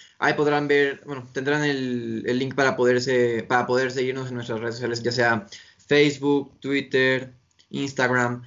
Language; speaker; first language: Spanish; native; Spanish